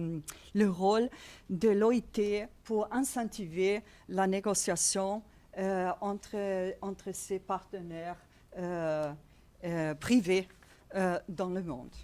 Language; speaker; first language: French; non-native, fluent; Portuguese